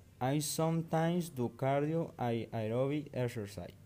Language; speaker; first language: English; non-native, learner; Spanish